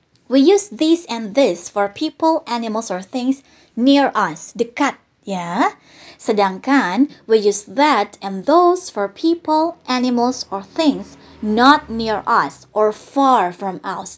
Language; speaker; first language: English; non-native, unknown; Indonesian